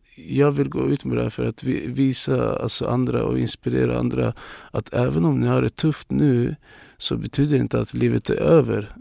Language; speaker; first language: Swedish; non-native, local second language; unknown